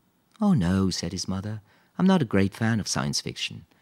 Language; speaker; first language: French; native; French